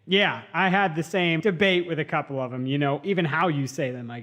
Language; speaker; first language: English; native; English